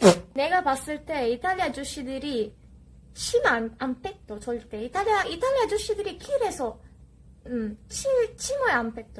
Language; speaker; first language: Korean; non-native, fluent; Italian